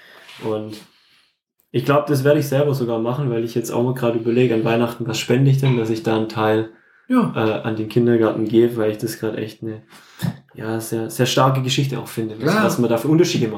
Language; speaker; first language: German; native; German